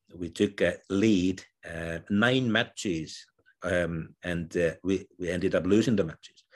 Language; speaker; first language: English; non-native, fluent; Finnish